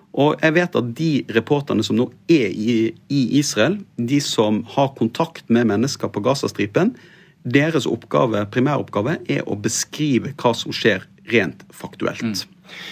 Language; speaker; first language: Norwegian; native; Norwegian